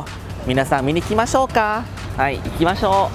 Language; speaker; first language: Japanese; non-native, learner; Thai